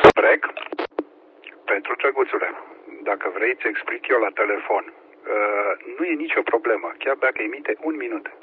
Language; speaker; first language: Romanian; native; Romanian